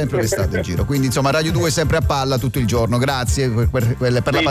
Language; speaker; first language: Italian; native; Italian